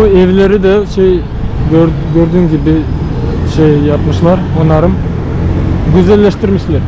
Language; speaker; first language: Turkish; non-native, learner; Bashkir